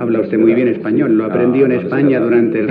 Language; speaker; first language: Spanish; native; Spanish